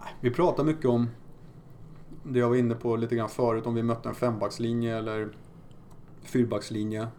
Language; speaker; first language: Swedish; early bilingual, other home language; Polish